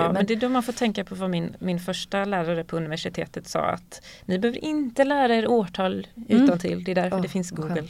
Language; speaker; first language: Swedish; native; Swedish